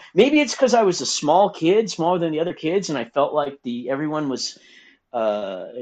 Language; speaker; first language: English; native; English